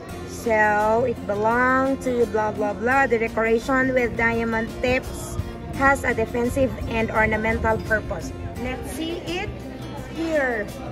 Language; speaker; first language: English; non-native, local second language; Filipino